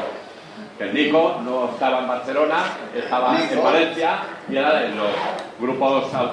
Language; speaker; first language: Spanish; native; Spanish